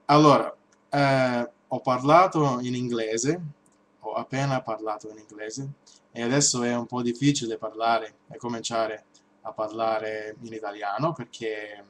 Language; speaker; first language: Italian; non-native, learner; English